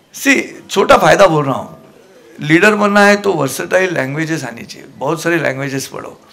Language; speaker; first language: Hindi; non-native, local second language; Marathi